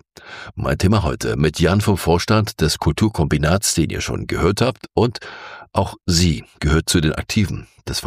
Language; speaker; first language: German; native; German